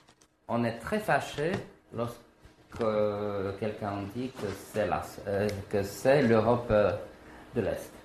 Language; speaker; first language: French; non-native, fluent; Slovak